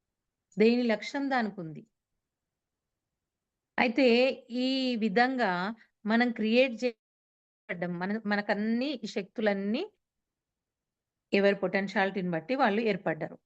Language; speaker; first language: Telugu; native; Telugu